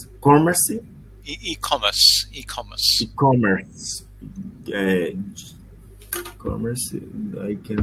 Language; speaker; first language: English; non-native, learner; Portuguese